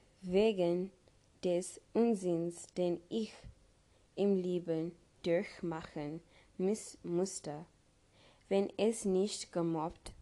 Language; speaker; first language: German; non-native, learner; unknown